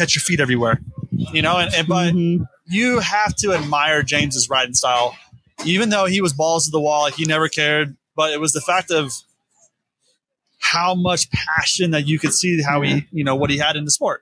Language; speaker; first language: English; native; English